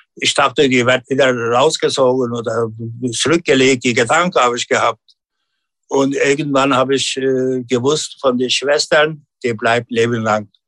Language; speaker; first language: German; non-native, learner; Turkish